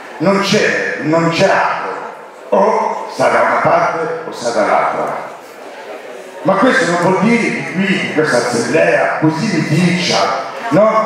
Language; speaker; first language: Italian; non-native, fluent; Arabic